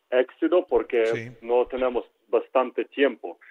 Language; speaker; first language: Spanish; non-native, learner; Ukrainian